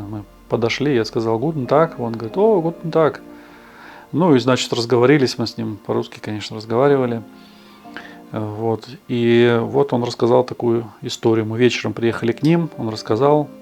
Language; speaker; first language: Russian; native; Russian